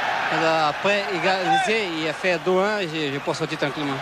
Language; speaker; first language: French; non-native, fluent; Portuguese